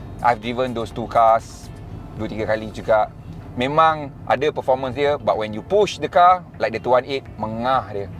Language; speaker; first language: English; non-native, local second language; Malay